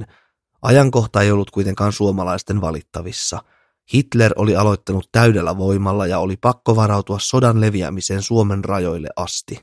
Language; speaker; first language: Finnish; native; Finnish